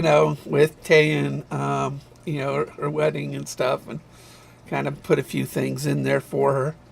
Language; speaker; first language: English; native; English